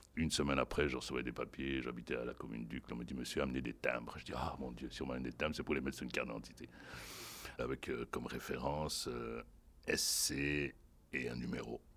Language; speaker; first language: French; non-native, local second language; Lingala